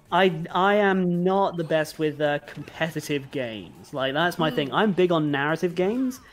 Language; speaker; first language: English; native; English